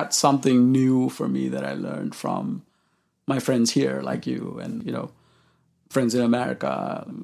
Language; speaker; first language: English; non-native, local second language; Sinhala